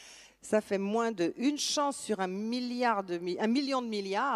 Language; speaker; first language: French; native; French